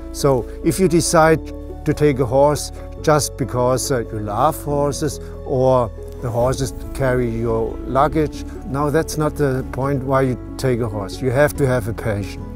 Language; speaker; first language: English; non-native, fluent; German